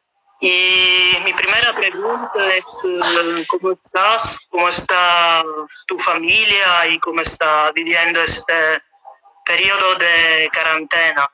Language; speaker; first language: Spanish; non-native, fluent; Italian